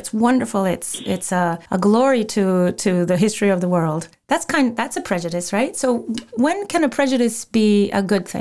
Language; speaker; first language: English; non-native, fluent; Spanish